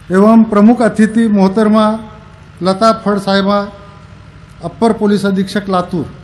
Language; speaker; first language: Hindi; non-native, local second language; Marathi